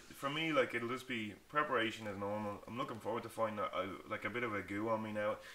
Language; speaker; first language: English; native; English